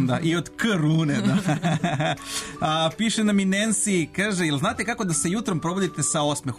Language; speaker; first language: Serbian; native; Serbian